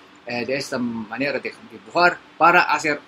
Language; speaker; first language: Spanish; non-native, learner; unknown